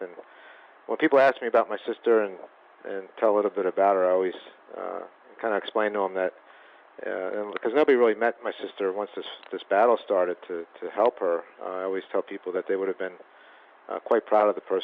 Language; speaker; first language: English; native; English